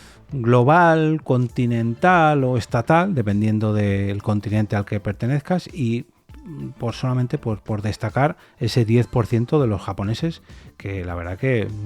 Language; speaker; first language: Spanish; native; Spanish